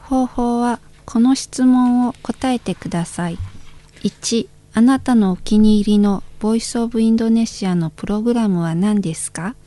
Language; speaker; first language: Japanese; non-native, fluent; Indonesian